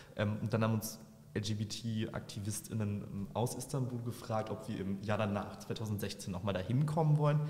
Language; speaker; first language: German; native; German